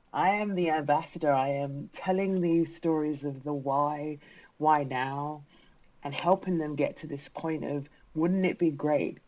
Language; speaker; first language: English; native; English